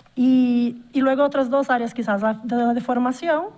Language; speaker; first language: Spanish; non-native, fluent; Portuguese